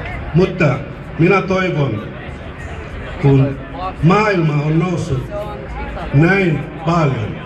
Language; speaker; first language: Finnish; non-native, fluent; Arabic